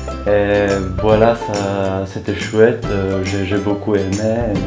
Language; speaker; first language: French; non-native, fluent; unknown